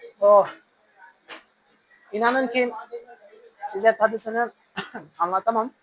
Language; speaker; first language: Turkish; non-native, fluent; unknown